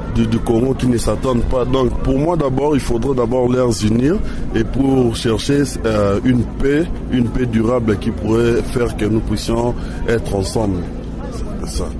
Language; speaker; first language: French; non-native, local second language; Lingala